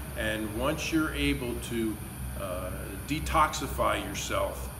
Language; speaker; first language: English; native; English